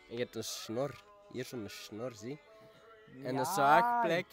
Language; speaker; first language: Dutch; native; Dutch